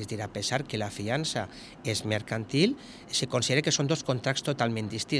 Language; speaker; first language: Catalan; native; Catalan